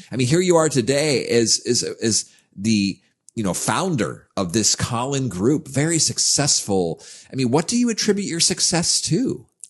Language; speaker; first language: English; native; English